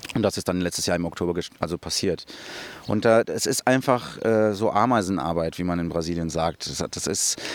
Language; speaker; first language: German; early bilingual, other home language; Portuguese